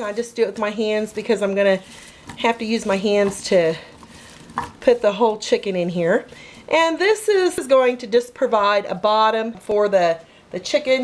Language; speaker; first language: English; native; English